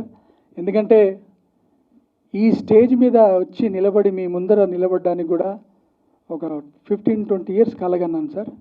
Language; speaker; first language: Telugu; native; Telugu